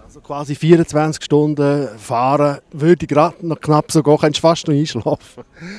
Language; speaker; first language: German; native; German